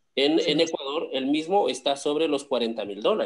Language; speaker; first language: Spanish; native; Spanish